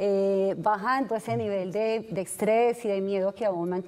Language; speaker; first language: Spanish; native; Spanish